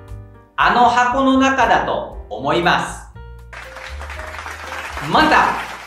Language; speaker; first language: Japanese; non-native, fluent; Indonesian